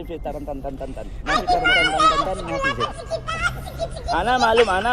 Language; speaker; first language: Arabic; non-native, learner; Filipino